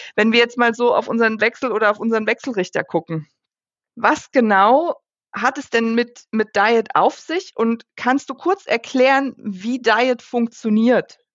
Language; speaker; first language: German; native; German